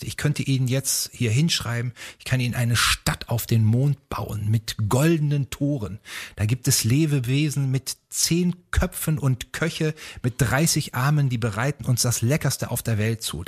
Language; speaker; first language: German; native; German